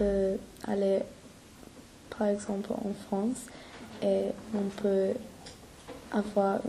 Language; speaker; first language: French; non-native, learner; English